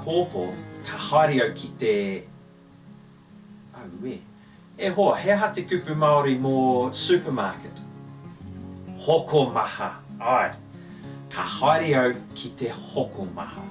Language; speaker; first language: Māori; non-native, learner; English